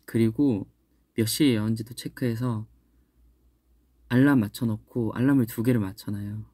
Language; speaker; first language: Korean; native; Korean